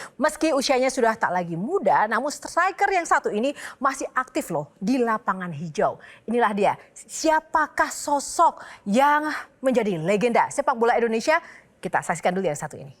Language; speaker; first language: Indonesian; native; Indonesian